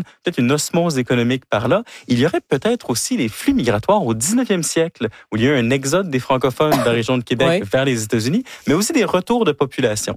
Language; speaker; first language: French; native; French